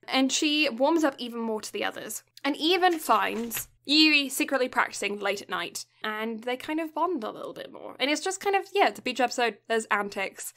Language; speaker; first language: English; native; English